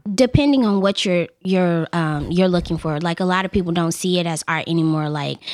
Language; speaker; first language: English; native; English